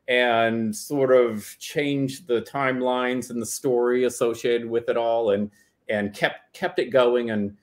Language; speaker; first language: English; native; English